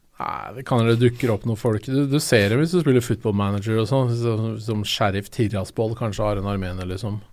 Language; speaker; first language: Norwegian; native; Norwegian